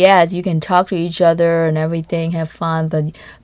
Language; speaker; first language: English; non-native, fluent; Vietnamese